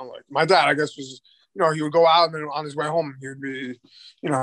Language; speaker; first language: English; native; English